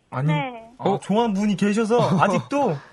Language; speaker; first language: Korean; native; Korean